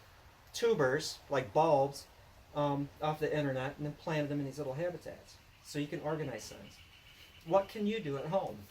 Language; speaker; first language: English; native; English